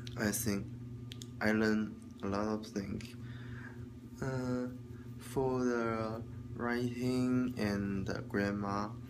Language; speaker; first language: English; non-native, learner; Chinese